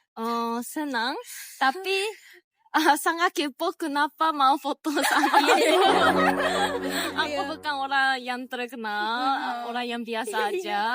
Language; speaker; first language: Indonesian; non-native, fluent; Japanese